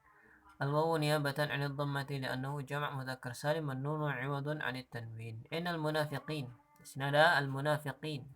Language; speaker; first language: Arabic; non-native, fluent; Indonesian